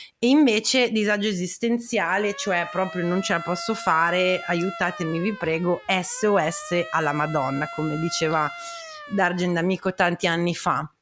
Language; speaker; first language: Italian; native; Italian